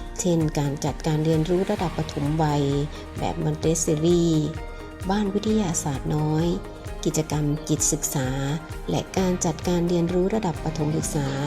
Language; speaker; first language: Thai; native; Thai